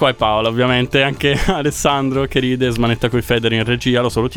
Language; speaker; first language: Italian; native; Italian